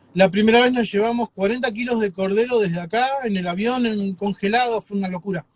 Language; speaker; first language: Spanish; native; Spanish